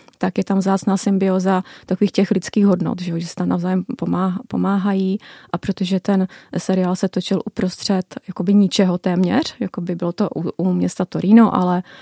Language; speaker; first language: Czech; native; Czech